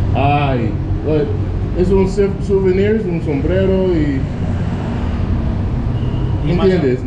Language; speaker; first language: Spanish; non-native, learner; English